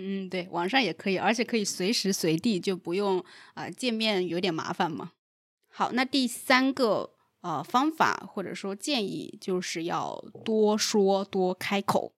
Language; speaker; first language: Chinese; native; Chinese